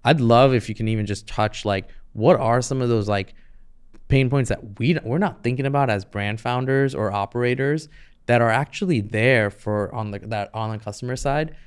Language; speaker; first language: English; native; English